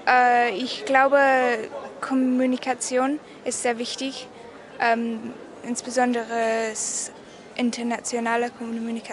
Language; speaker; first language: German; non-native, fluent; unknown